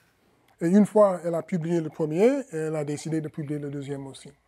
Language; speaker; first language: French; non-native, fluent; English